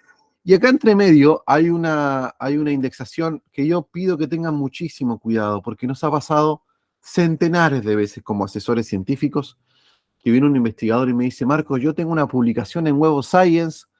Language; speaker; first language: Spanish; native; Spanish